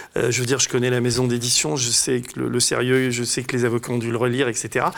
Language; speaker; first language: French; native; French